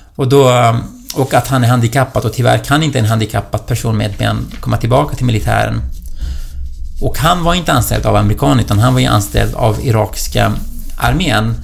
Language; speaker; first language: Swedish; non-native, fluent; Kurdish